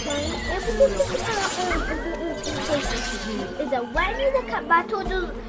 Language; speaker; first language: Portuguese; early bilingual, heritage; Portuguese